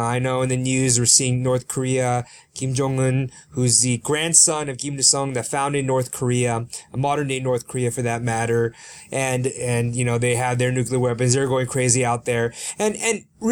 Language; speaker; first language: English; early bilingual, other home language; Korean